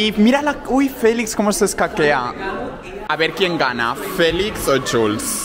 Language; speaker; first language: Spanish; native; Spanish